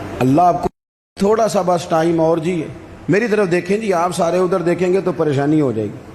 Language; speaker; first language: Urdu; non-native, local second language; Punjabi